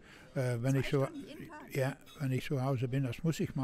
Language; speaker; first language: German; non-native, fluent; English